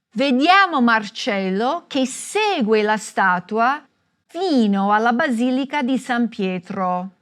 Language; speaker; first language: Italian; non-native, fluent; English